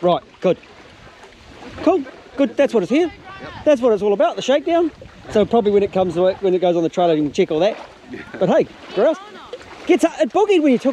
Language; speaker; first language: English; native; English